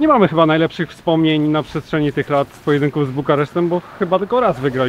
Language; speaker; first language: Polish; native; Polish